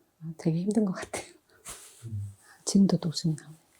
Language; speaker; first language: Korean; native; Korean